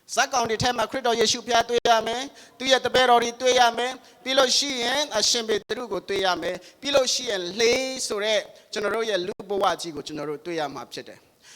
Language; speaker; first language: Burmese; non-native, local second language; Tedim Chin